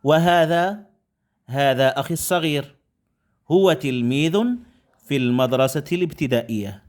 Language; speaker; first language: Arabic; non-native, fluent; Indonesian